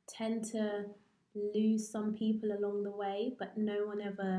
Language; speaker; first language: English; native; English